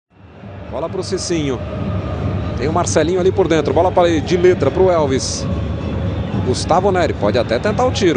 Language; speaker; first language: Portuguese; native; Portuguese